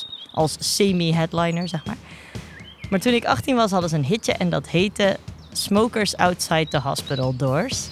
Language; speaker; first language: Dutch; native; Dutch